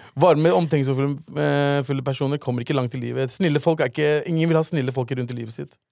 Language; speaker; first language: Norwegian; early bilingual, other home language; Urdu